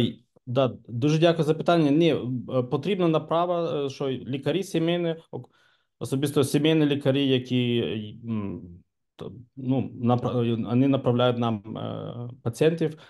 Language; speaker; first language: Ukrainian; non-native, local second language; Russian